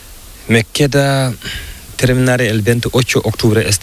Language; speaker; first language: Spanish; non-native, learner; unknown